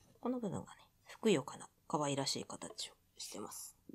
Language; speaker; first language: Japanese; native; Japanese